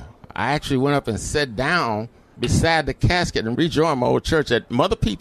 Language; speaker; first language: English; native; English